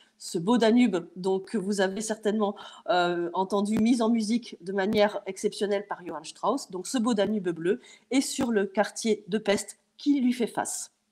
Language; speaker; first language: French; native; French